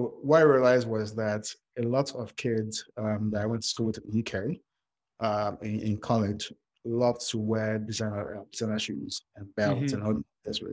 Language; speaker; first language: English; non-native, local second language; Yoruba